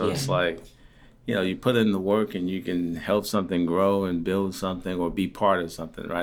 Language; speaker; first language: English; early bilingual, other home language; Haitian Creole